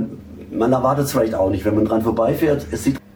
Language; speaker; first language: German; native; German